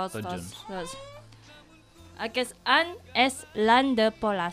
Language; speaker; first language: Catalan; non-native, learner; Indonesian